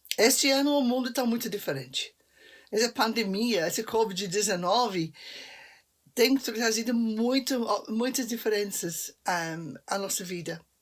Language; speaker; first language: Portuguese; non-native, fluent; English